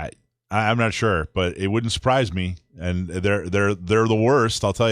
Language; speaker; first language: English; native; English